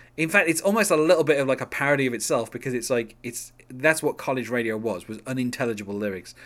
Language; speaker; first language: English; native; English